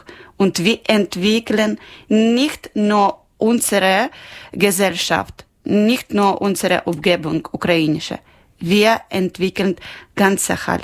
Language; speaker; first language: German; non-native, local second language; Ukrainian